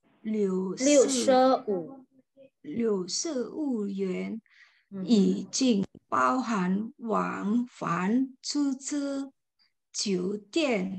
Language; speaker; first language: Chinese; non-native, learner; Indonesian